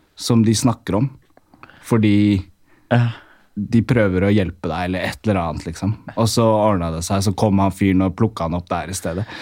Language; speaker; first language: Norwegian; early bilingual, other home language; Amharic